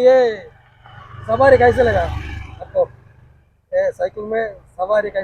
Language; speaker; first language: Hindi; non-native, local second language; Malayalam